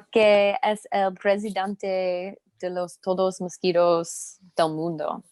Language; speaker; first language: Spanish; non-native, learner; English